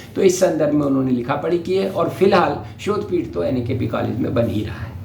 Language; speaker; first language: Hindi; native; Hindi